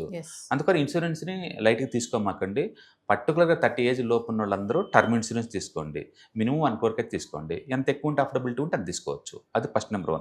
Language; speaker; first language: Telugu; native; Telugu